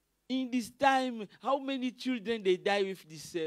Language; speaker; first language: English; non-native, fluent; Lingala